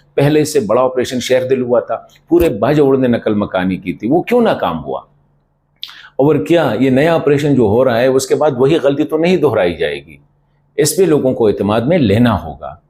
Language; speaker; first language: Urdu; non-native, local second language; Pashto